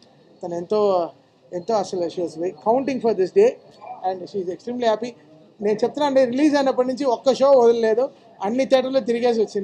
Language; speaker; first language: Telugu; native; Telugu